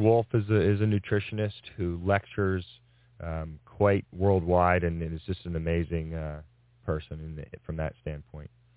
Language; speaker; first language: English; native; English